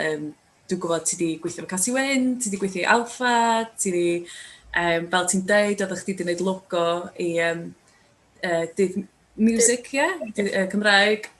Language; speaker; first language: Welsh; native; Welsh